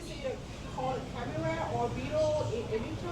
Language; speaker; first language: English; non-native, local second language; Vietnamese